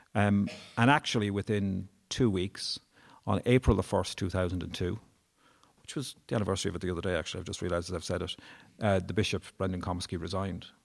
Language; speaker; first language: English; native; English